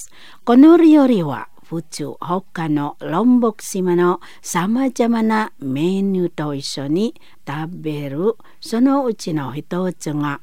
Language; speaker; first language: Japanese; non-native, fluent; Indonesian